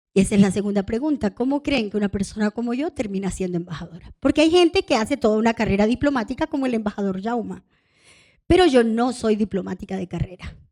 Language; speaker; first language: Spanish; non-native, local second language; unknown